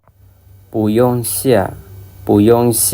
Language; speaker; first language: Chinese; non-native, fluent; Lao